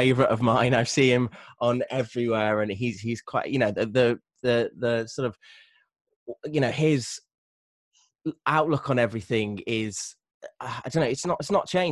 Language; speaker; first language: English; native; English